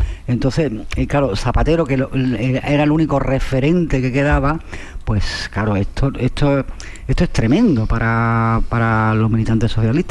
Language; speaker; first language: Spanish; native; Spanish